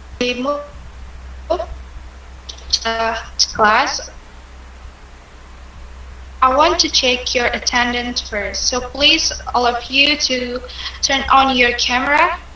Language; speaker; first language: English; non-native, learner; Indonesian